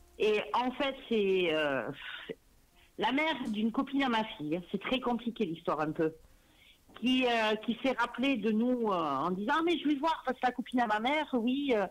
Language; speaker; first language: French; native; French